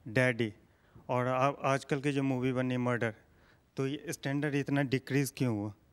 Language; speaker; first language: Hindi; native; Hindi